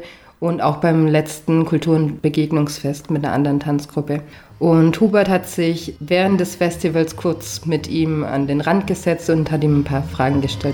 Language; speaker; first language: German; native; German